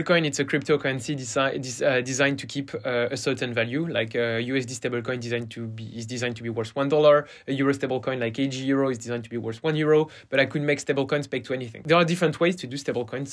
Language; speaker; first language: English; non-native, fluent; French